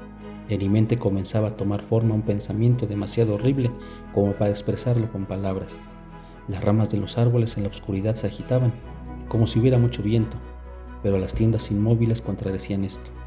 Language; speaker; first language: Spanish; native; Spanish